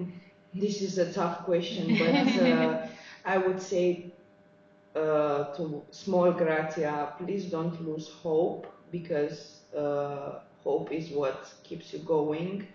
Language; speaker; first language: English; non-native, fluent; Romanian